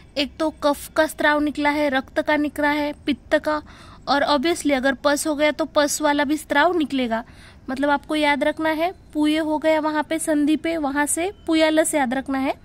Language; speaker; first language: Hindi; non-native, local second language; Marathi